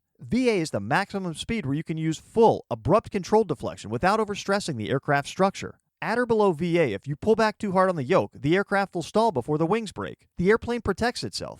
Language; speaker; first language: English; native; English